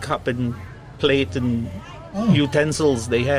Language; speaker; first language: English; native; English